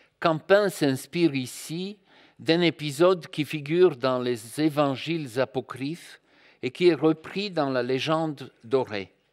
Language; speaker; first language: French; non-native, fluent; Bulgarian